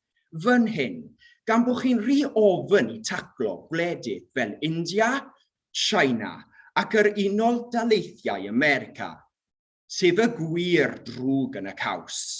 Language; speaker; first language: Welsh; native; Welsh